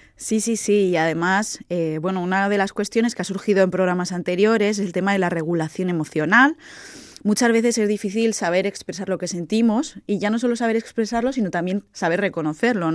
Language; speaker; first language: Spanish; native; Spanish